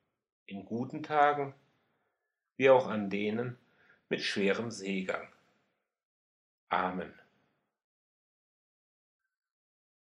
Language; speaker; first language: German; native; German